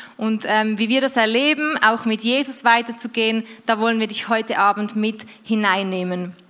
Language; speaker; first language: German; native; German